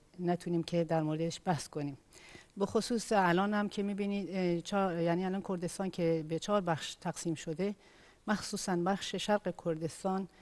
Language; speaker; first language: Persian; non-native, local second language; Kurdish